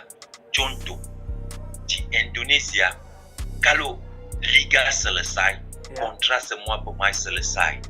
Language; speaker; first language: Indonesian; non-native, fluent; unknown